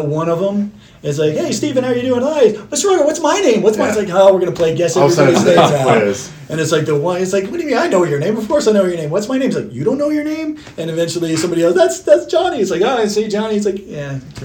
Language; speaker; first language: English; native; English